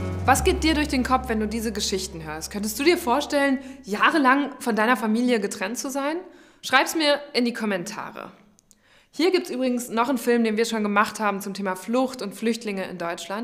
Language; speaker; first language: German; native; German